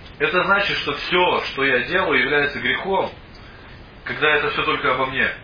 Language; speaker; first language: Russian; native; Russian